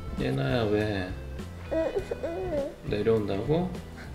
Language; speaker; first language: Korean; native; Korean